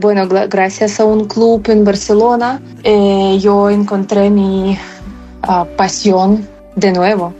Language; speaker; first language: Spanish; non-native, fluent; Ukrainian